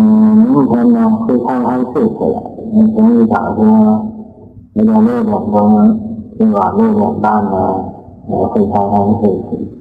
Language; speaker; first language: Chinese; native; Chinese